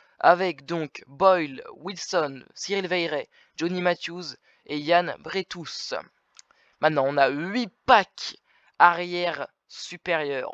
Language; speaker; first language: French; native; French